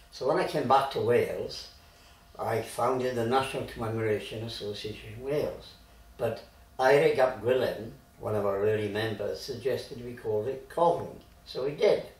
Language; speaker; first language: English; native; English